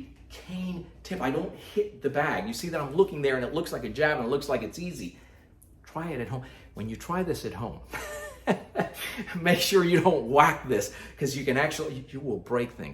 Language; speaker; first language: English; native; English